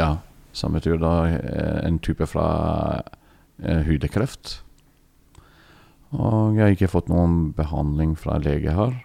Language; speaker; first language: Norwegian; non-native, learner; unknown